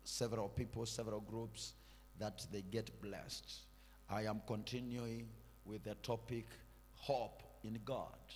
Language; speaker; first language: English; non-native, local second language; Swahili